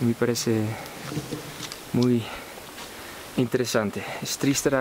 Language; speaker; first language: Spanish; non-native, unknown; Dutch